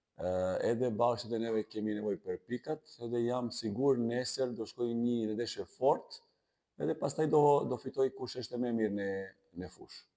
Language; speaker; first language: Albanian; non-native, learner; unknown